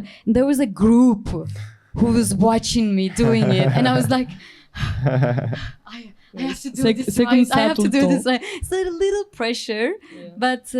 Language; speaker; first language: English; non-native, learner; Turkish